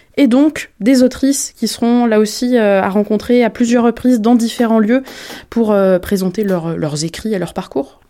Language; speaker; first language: French; native; French